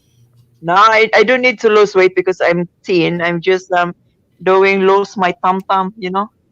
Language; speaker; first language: English; non-native, local second language; Filipino